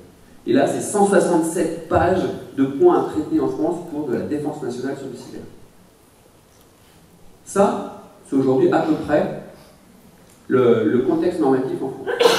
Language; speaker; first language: French; native; French